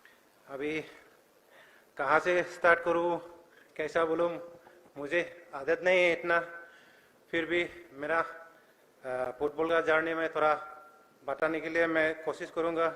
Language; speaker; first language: Hindi; non-native, local second language; Bodo